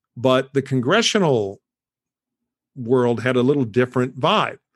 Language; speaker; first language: English; native; English